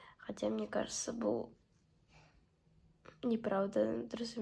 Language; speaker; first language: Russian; non-native, local second language; Kazakh